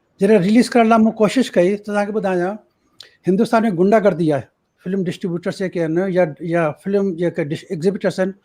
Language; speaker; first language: Sindhi; early bilingual, heritage; Sindhi